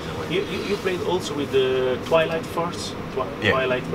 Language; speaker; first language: English; non-native, fluent; Italian